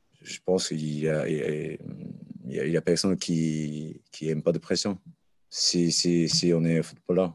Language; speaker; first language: French; non-native, learner; Japanese